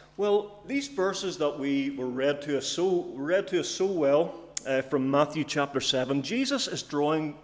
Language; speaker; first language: English; native; English